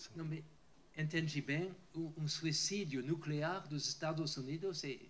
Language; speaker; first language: Portuguese; non-native, fluent; French